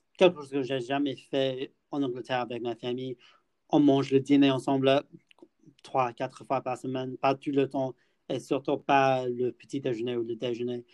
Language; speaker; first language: French; non-native, learner; English